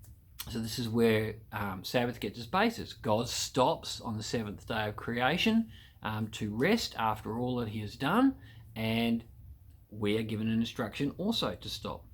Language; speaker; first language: English; native; English